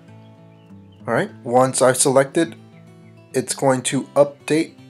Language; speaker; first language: English; native; English